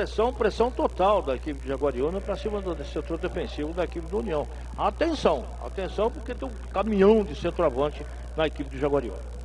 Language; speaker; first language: Portuguese; native; Portuguese